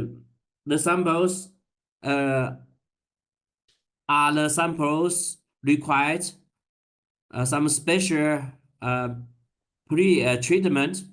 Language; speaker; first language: English; non-native, learner; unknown